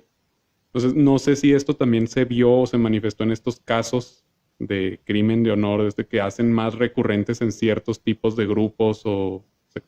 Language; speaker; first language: Spanish; native; Spanish